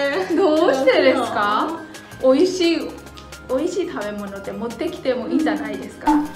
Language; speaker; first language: Japanese; non-native, learner; Vietnamese